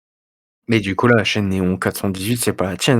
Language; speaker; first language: French; native; French